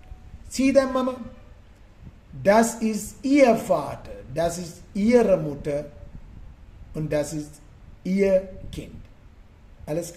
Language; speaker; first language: German; non-native, fluent; Sinhala